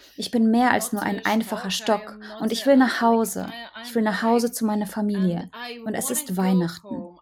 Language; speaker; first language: German; non-native, fluent; Ukrainian